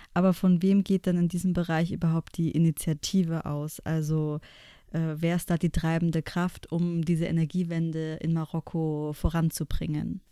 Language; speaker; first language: German; native; German